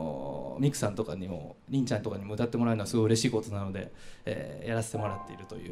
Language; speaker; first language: Japanese; native; Japanese